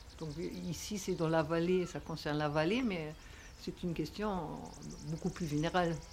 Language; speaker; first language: French; non-native, fluent; German